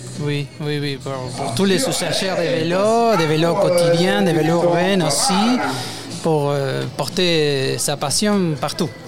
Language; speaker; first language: French; non-native, learner; Spanish